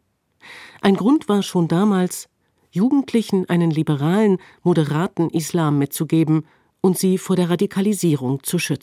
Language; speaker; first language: German; native; German